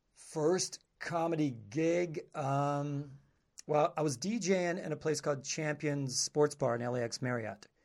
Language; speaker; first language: English; native; English